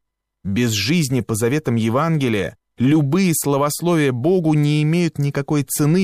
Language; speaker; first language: Russian; native; Russian